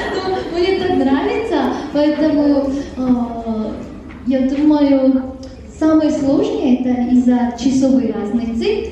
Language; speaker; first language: Russian; non-native, fluent; Korean